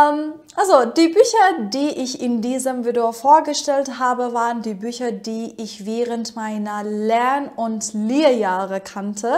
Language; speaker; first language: German; non-native, fluent; Persian